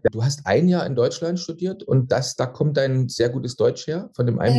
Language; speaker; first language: German; native; German